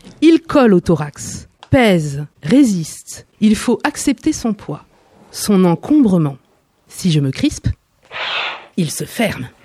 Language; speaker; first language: French; native; French